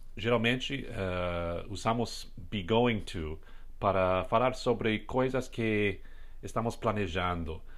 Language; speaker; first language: Portuguese; non-native, fluent; English